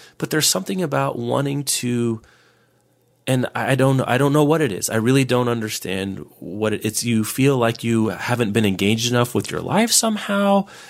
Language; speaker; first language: English; native; English